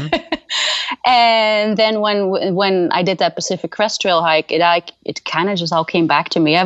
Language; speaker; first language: English; non-native, fluent; Dutch